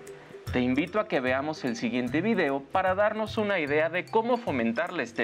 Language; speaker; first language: Spanish; native; Spanish